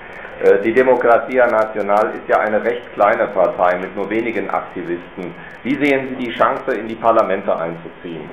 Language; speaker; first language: German; native; German